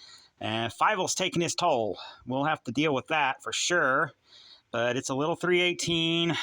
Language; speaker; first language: English; native; English